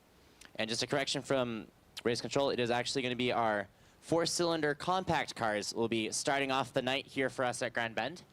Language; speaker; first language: English; native; English